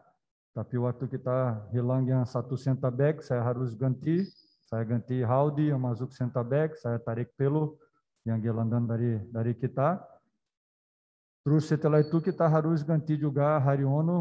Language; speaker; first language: Indonesian; non-native, learner; Portuguese